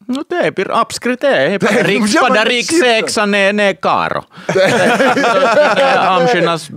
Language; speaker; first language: Lithuanian; non-native, learner; Finnish